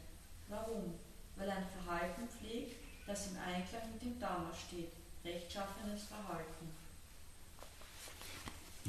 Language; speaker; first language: German; native; German